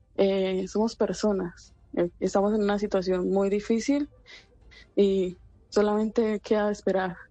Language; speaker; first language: Spanish; native; Spanish